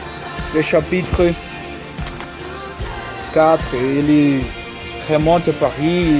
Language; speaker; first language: French; non-native, learner; Portuguese